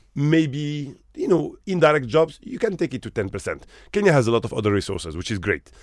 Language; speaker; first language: English; non-native, fluent; Arabic